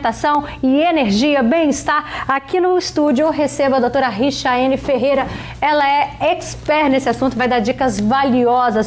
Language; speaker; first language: Portuguese; native; Portuguese